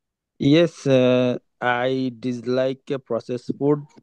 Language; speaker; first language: English; non-native, learner; Bangla